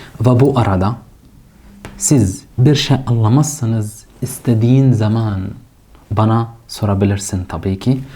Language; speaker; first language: Turkish; non-native, fluent; Arabic